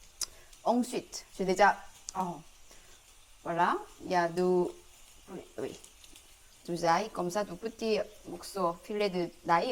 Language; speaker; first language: French; non-native, learner; Korean